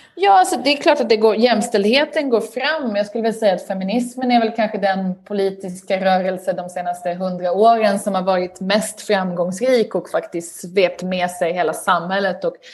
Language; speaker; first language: Swedish; native; Swedish